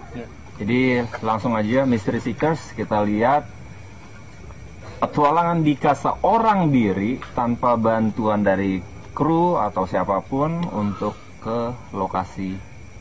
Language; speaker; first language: Indonesian; native; Indonesian